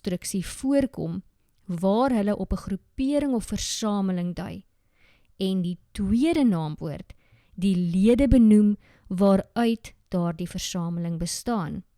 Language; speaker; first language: Afrikaans; native; Afrikaans